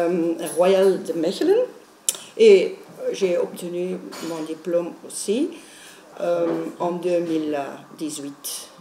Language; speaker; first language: French; non-native, local second language; Dutch